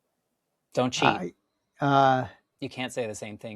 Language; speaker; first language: English; native; English